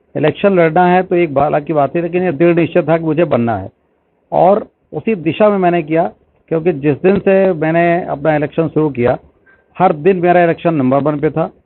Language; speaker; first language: Hindi; native; Hindi